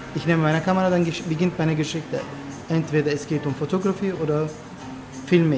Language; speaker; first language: German; non-native, learner; Turkish